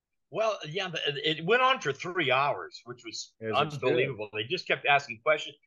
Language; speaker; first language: English; native; English